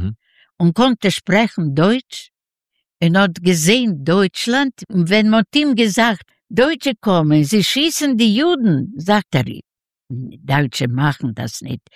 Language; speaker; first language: German; non-native, learner; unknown